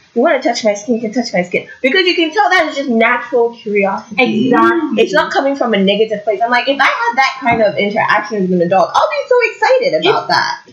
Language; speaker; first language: English; non-native, local second language; Yoruba